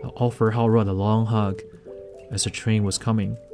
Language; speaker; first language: English; non-native, fluent; Chinese